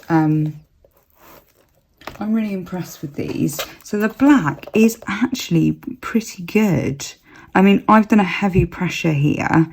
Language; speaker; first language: English; native; English